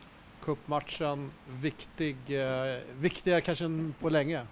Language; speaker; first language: Swedish; native; Swedish